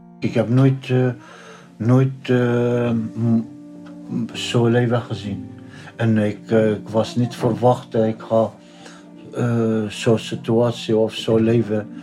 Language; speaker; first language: Dutch; non-native, learner; Arabic